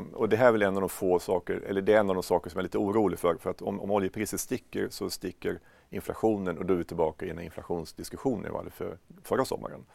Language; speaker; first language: Swedish; native; Swedish